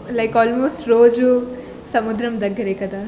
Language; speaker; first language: Telugu; non-native, learner; Tulu